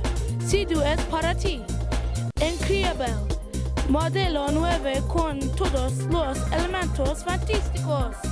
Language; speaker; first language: Spanish; non-native, learner; English